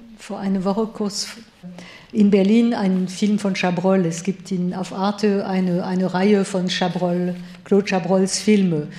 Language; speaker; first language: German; non-native, fluent; French